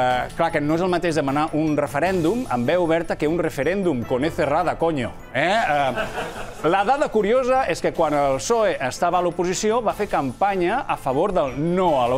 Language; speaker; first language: Catalan; native; Catalan